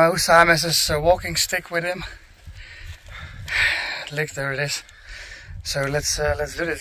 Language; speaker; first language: English; non-native, fluent; Dutch